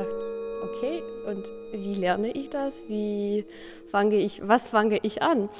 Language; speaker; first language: German; non-native, fluent; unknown